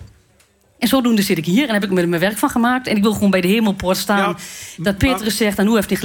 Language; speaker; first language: Dutch; native; Dutch